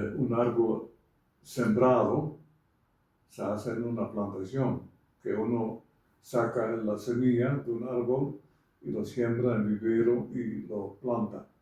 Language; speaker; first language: Spanish; non-native, fluent; Dutch